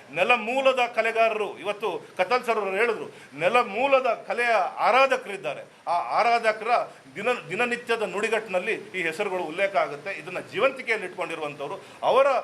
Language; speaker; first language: Kannada; non-native, local second language; Tulu